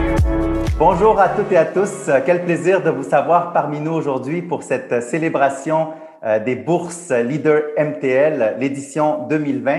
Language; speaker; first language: French; native; French